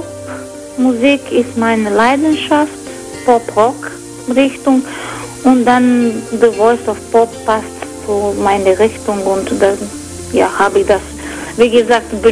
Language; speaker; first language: German; non-native, fluent; Croatian